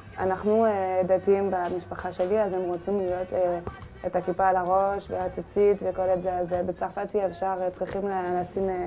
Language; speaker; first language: Hebrew; non-native, learner; French